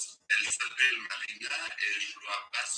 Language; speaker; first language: French; non-native, learner; English